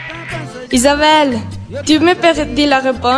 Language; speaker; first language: French; non-native, learner; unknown